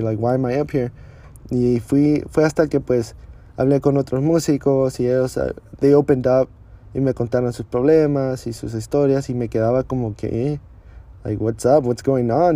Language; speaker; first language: Spanish; early bilingual, heritage; Spanish